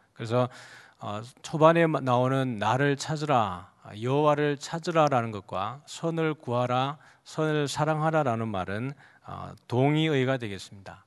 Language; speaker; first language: Korean; native; Korean